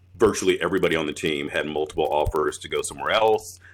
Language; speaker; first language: English; native; English